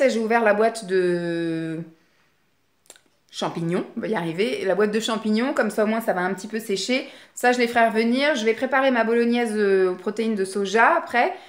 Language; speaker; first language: French; native; French